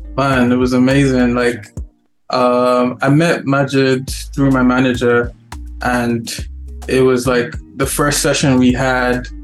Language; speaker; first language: English; non-native, local second language; Yoruba